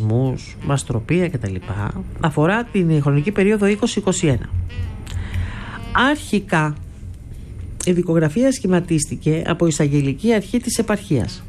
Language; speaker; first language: Greek; native; Greek